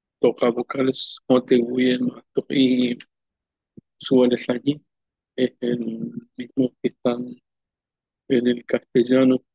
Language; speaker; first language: Spanish; non-native, local second language; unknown